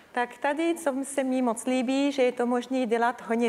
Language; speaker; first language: Czech; non-native, learner; French